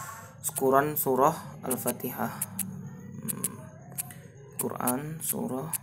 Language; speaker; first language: Indonesian; native; Indonesian